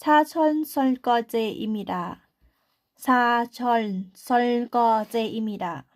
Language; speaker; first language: Korean; non-native, learner; Thai